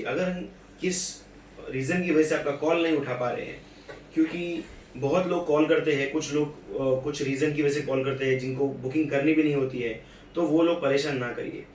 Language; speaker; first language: Hindi; native; Hindi